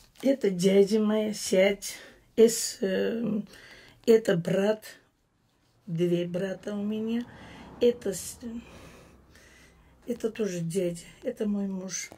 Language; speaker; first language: Russian; non-native, fluent; Azerbaijani